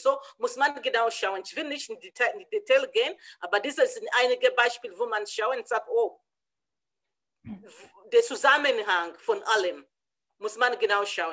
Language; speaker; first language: German; non-native, learner; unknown